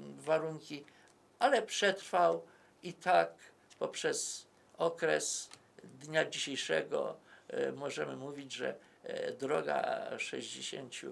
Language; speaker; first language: Polish; native; Polish